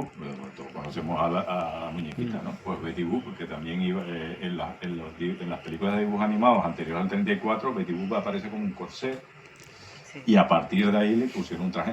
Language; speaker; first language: Spanish; native; Spanish